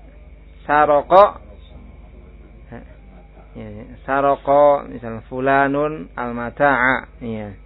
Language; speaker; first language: Arabic; non-native, fluent; Indonesian